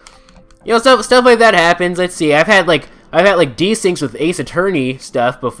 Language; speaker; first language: English; native; English